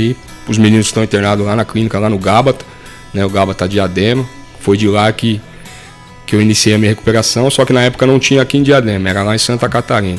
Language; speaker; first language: Portuguese; native; Portuguese